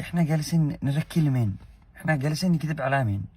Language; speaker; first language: Arabic; native; Arabic